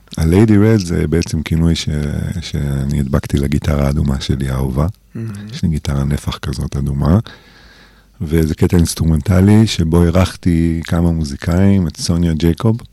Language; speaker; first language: Hebrew; early bilingual, other home language; English